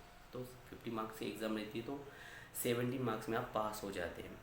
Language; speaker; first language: Hindi; non-native, local second language; Marathi